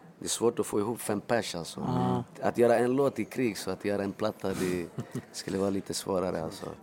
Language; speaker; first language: Swedish; early bilingual, other home language; Spanish